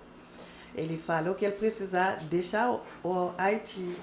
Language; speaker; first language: Portuguese; non-native, learner; Haitian Creole